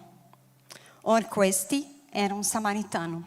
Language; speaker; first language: Italian; non-native, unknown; Portuguese